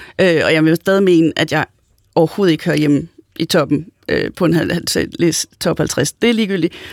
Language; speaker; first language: Danish; native; Danish